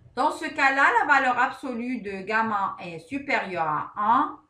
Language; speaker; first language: French; non-native, local second language; Arabic